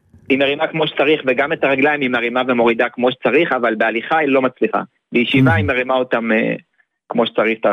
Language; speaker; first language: Hebrew; native; Hebrew